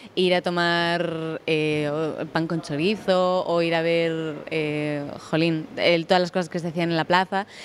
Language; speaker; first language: Spanish; native; Spanish